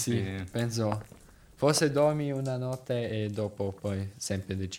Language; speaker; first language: Italian; non-native, learner; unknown